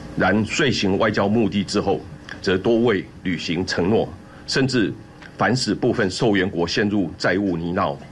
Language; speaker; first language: Chinese; native; Chinese